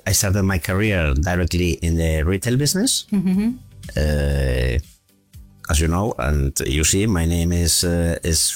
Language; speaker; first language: English; non-native, fluent; German